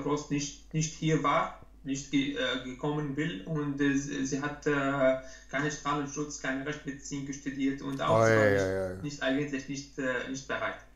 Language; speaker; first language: German; non-native, learner; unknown